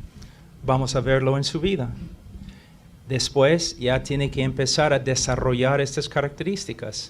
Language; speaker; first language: Spanish; non-native, fluent; English